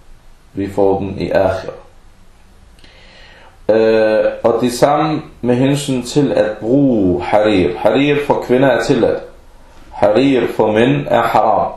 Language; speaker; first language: Danish; early bilingual, other home language; Arabic